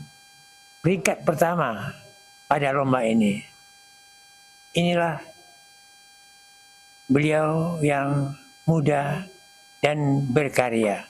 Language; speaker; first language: Indonesian; non-native, local second language; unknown